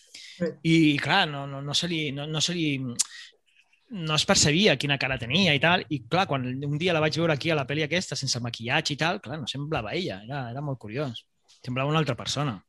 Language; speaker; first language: Catalan; native; Catalan